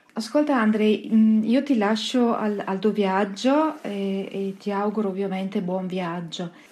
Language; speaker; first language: Italian; native; Italian